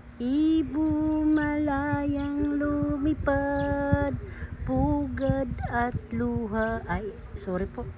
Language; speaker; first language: Filipino; native; Filipino